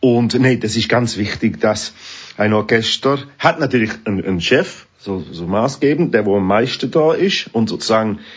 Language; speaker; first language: German; non-native, fluent; English